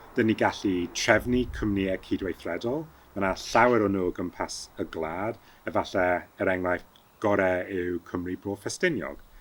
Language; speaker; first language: Welsh; early bilingual, heritage; Welsh